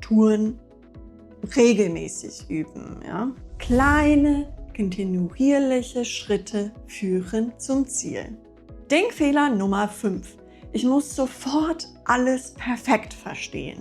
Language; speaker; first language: German; non-native, fluent; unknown